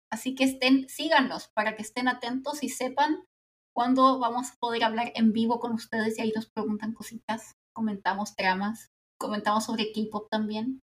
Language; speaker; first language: Spanish; native; Spanish